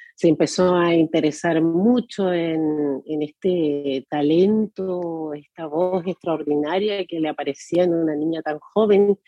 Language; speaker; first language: Spanish; native; Spanish